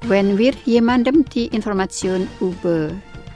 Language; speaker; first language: German; non-native, fluent; Indonesian